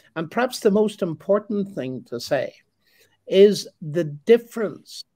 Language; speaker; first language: English; native; English